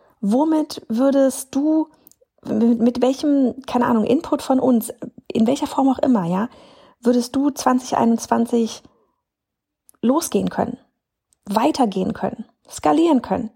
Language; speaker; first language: German; native; German